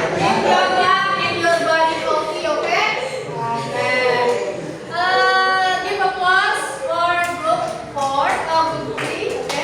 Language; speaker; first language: English; non-native, learner; Indonesian